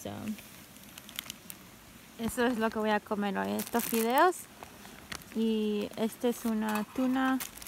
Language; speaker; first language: Spanish; early bilingual, heritage; Spanish